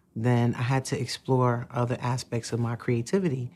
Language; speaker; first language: English; native; English